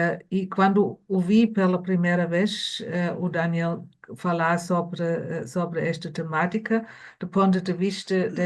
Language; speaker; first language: Portuguese; non-native, fluent; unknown